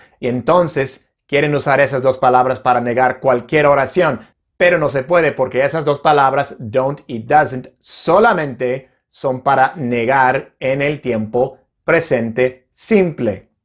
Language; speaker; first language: Spanish; non-native, fluent; English